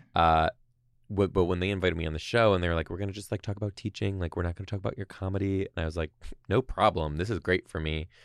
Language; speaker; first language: English; native; English